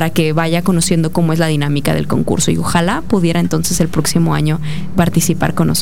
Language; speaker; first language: Spanish; native; Spanish